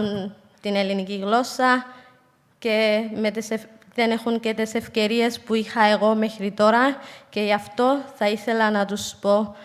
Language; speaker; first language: Greek; non-native, fluent; Somali